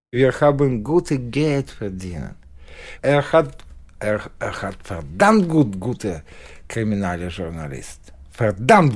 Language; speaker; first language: German; non-native, learner; Russian